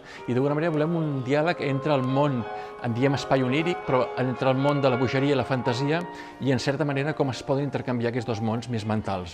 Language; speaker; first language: Catalan; native; Catalan